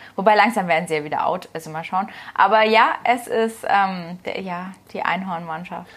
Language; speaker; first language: German; native; German